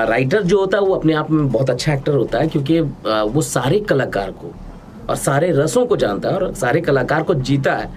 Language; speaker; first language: Hindi; native; Hindi